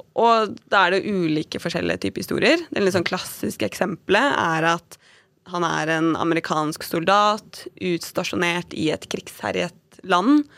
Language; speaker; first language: Norwegian; native; Norwegian